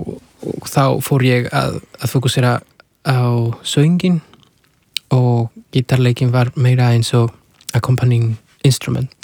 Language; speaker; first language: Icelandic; non-native, fluent; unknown